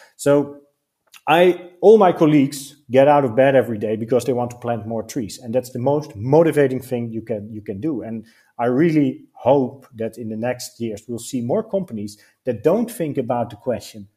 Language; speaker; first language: English; non-native, fluent; Dutch